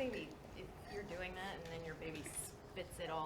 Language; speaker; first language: English; native; English